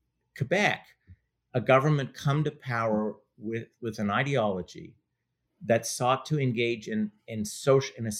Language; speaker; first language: English; native; English